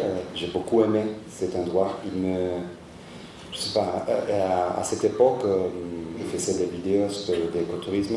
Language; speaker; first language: French; non-native, fluent; Spanish